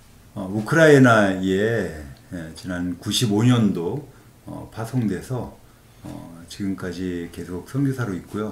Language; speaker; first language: Korean; native; Korean